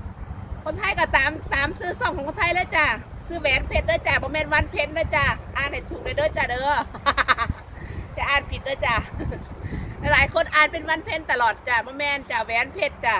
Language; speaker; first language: Thai; non-native, local second language; Northeastern Thai